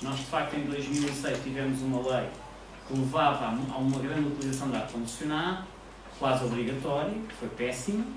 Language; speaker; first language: Portuguese; native; Portuguese